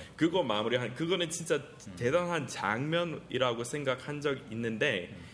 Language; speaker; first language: Korean; non-native, fluent; English